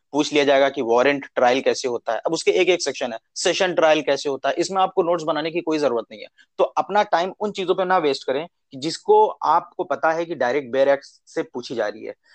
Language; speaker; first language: Hindi; native; Hindi